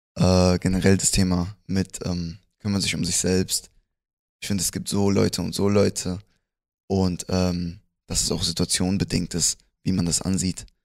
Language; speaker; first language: German; early bilingual, other home language; Spanish